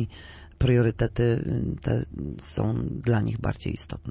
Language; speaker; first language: Polish; native; Polish